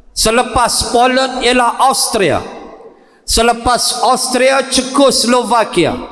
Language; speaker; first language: Malay; native; Malay